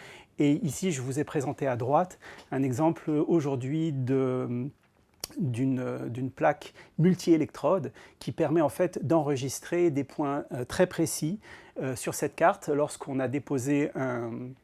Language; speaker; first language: French; native; French